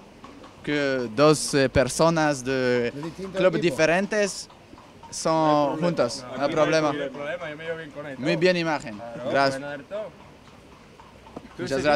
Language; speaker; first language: Spanish; non-native, learner; Polish